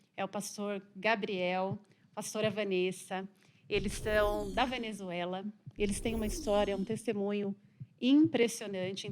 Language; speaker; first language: Portuguese; native; Portuguese